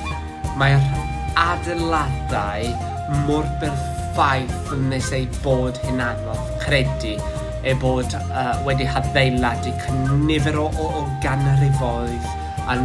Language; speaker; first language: Welsh; non-native, learner; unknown